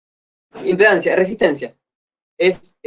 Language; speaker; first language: Spanish; native; Spanish